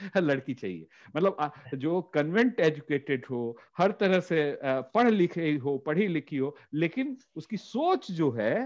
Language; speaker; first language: Hindi; native; Hindi